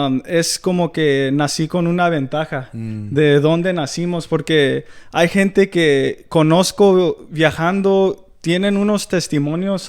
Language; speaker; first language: Spanish; early bilingual, heritage; Spanish